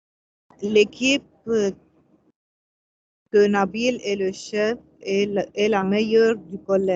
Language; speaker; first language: French; non-native, learner; Arabic